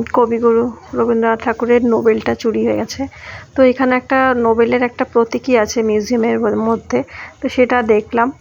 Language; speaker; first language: Bangla; native; Bangla